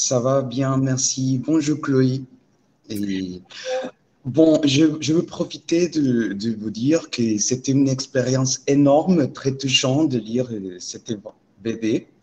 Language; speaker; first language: French; non-native, learner; Spanish